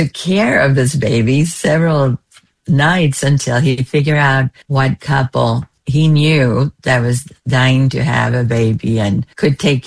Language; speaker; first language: English; non-native, fluent; Spanish